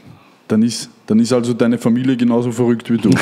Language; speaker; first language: German; native; German